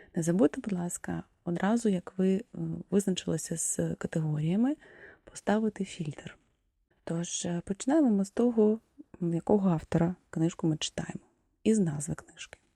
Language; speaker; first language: Ukrainian; non-native, local second language; Russian